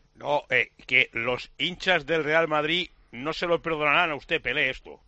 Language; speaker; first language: Spanish; native; Spanish